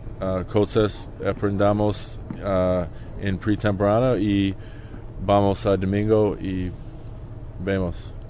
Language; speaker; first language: Spanish; non-native, learner; English